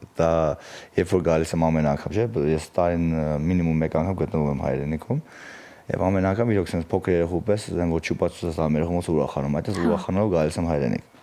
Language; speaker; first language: Armenian; early bilingual, heritage; Armenian